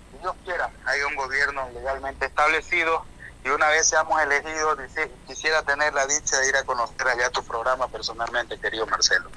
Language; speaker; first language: Spanish; native; Spanish